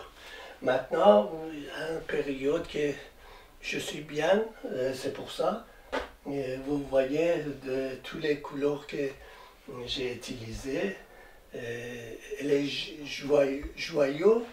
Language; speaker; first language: French; non-native, learner; Persian